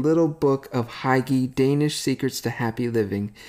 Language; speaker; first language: English; native; English